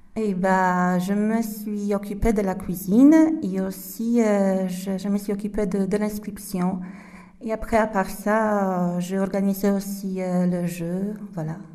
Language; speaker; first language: French; non-native, fluent; Polish